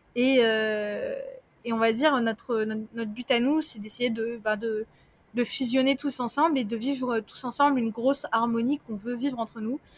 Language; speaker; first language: French; early bilingual, other home language; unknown